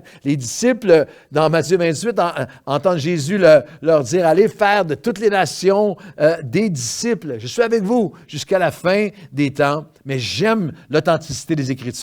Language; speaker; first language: French; native; French